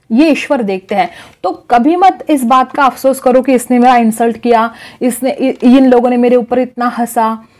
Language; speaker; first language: Hindi; non-native, local second language; Marathi